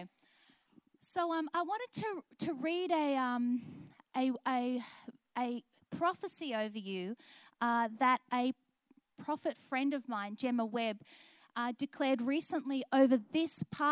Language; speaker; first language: English; native; English